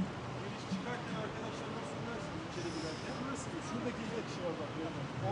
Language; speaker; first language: Turkish; native; Turkish